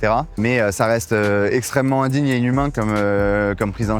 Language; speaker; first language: French; native; French